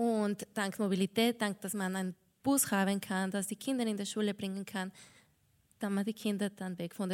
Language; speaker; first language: German; non-native, fluent; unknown